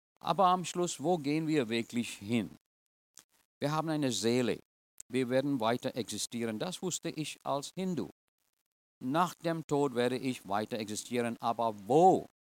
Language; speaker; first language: German; non-native, fluent; English